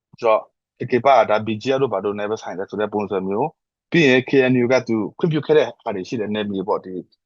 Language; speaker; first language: Burmese; non-native, local second language; S'gaw Karen